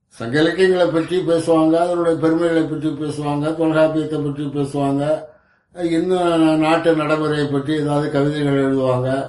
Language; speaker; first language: Tamil; native; Tamil